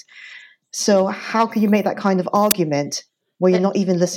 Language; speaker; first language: English; non-native, local second language; Cantonese